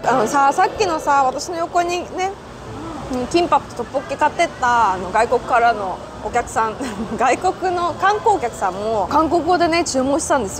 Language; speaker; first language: Japanese; native; Japanese